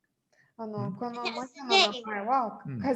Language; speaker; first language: Japanese; non-native, fluent; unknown